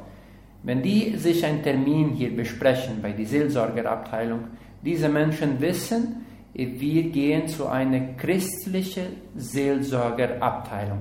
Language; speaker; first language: German; non-native, learner; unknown